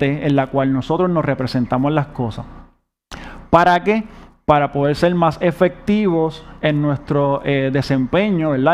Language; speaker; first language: Spanish; native; Spanish